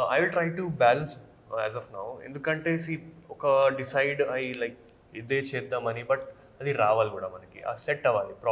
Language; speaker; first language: Telugu; non-native, fluent; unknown